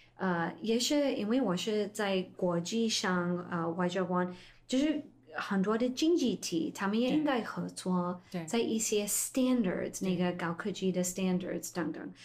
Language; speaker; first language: Chinese; non-native, fluent; English